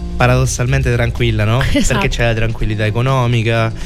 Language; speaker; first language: Italian; native; Italian